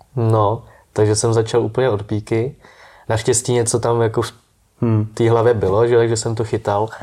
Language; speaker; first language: Czech; native; Czech